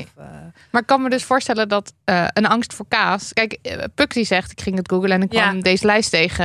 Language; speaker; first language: Dutch; native; Dutch